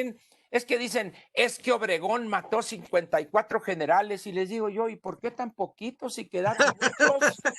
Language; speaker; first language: Spanish; native; Spanish